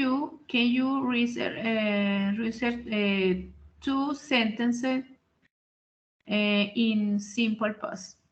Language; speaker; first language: English; non-native, learner; Spanish